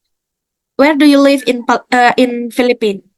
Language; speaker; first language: English; non-native, fluent; Indonesian